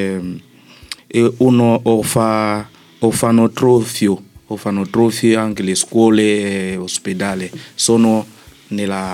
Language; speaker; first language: Italian; non-native, learner; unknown